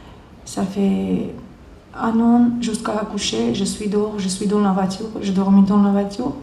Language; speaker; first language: French; non-native, learner; Georgian